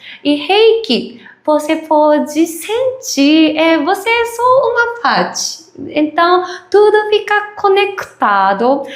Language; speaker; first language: Portuguese; non-native, learner; Japanese